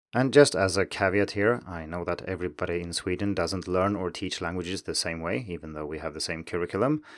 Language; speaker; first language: English; non-native, fluent; Swedish